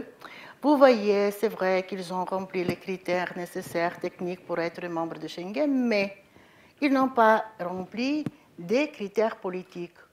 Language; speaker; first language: French; non-native, fluent; Bulgarian